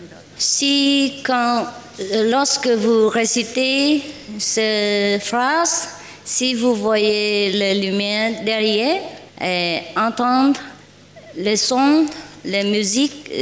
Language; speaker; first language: French; non-native, learner; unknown